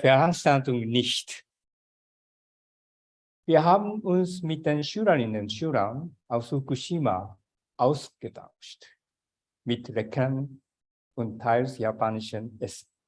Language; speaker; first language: German; non-native, fluent; Japanese